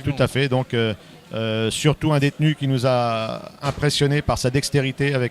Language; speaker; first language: French; native; French